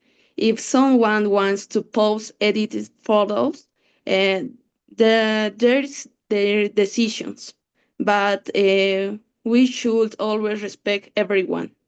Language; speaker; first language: English; non-native, learner; Spanish